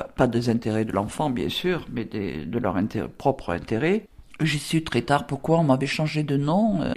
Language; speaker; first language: French; native; French